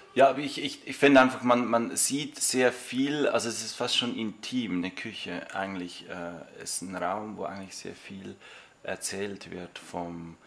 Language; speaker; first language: German; native; German